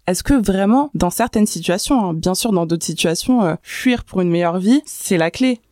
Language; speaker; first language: French; early bilingual, other home language; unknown